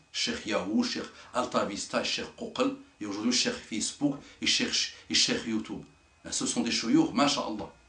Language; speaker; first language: French; non-native, local second language; Arabic